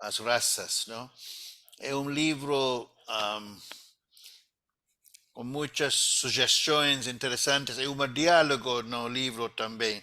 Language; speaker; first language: Portuguese; non-native, fluent; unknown